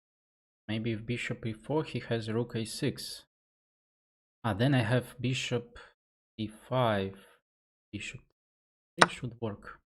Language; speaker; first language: English; non-native, fluent; Russian